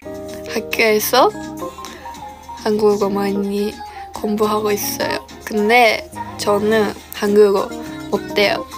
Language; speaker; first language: Korean; non-native, learner; Japanese